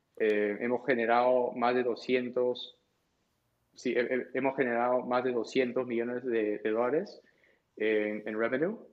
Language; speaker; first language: Spanish; early bilingual, heritage; Spanish